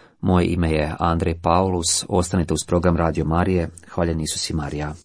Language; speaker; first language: Croatian; native; Croatian